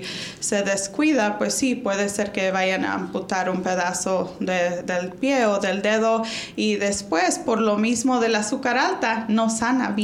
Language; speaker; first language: Spanish; early bilingual, heritage; Spanish